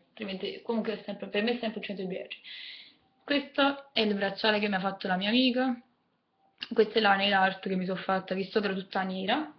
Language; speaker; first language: Italian; native; Italian